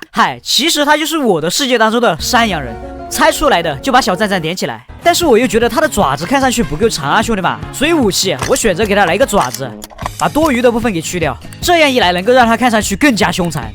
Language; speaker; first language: Chinese; native; Chinese